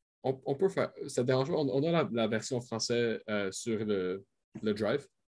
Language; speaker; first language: French; native; French